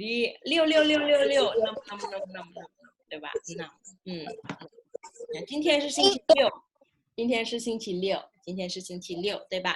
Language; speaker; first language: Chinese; non-native, fluent; Indonesian